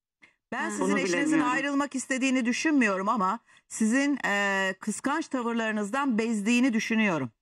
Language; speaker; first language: Turkish; native; Turkish